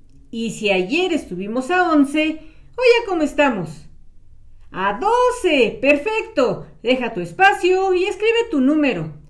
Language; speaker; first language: Spanish; native; Spanish